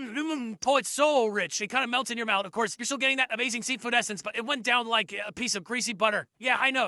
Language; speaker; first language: English; native; English